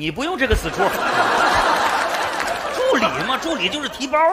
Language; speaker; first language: Chinese; native; Chinese